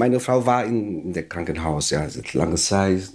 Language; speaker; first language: German; non-native, fluent; Vietnamese